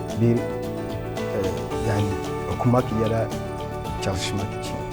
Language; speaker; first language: Turkish; non-native, learner; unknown